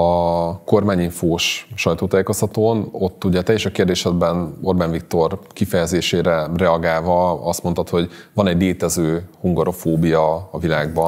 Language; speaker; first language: Hungarian; native; Hungarian